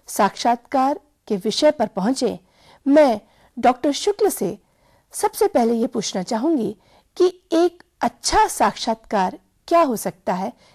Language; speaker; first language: Hindi; native; Hindi